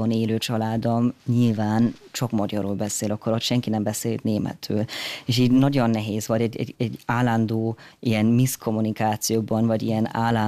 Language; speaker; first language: Hungarian; non-native, fluent; German